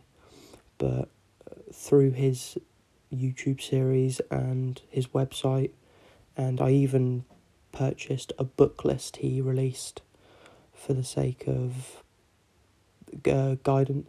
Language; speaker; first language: English; native; English